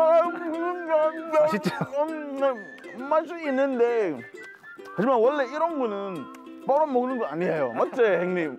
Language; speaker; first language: Korean; non-native, fluent; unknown